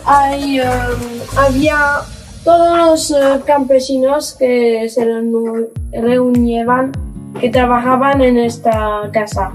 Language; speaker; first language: Spanish; non-native, fluent; French